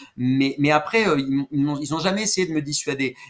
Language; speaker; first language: French; native; French